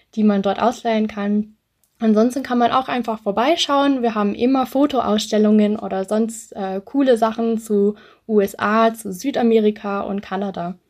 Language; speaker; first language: German; early bilingual, other home language; English